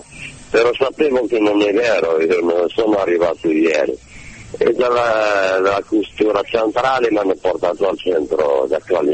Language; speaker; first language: Italian; non-native, learner; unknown